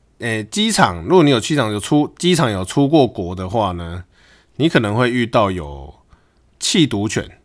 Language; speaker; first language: Chinese; native; Chinese